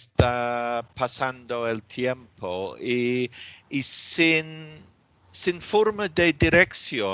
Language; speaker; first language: Spanish; non-native, learner; English